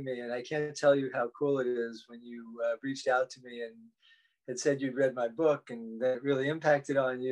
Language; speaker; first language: English; native; English